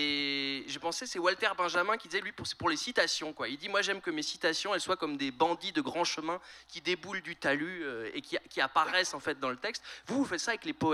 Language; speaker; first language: French; native; French